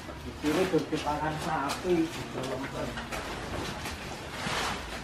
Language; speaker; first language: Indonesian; non-native, local second language; Javanese